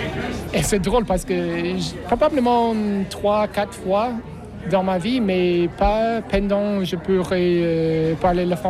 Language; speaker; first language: French; non-native, fluent; English